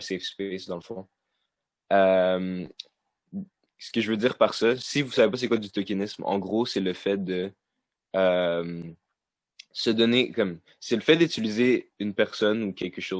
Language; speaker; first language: French; native; French